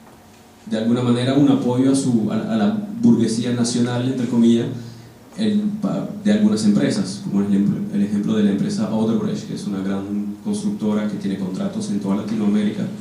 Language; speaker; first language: Spanish; non-native, fluent; French